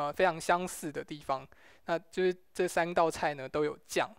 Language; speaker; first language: Chinese; native; Chinese